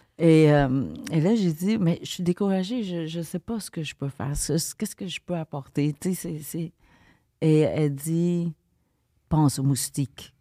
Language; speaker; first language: French; early bilingual, other home language; Vietnamese